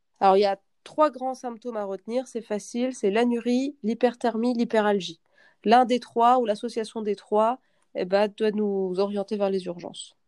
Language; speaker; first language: French; native; French